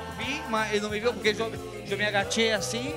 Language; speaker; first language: Portuguese; non-native, learner; Spanish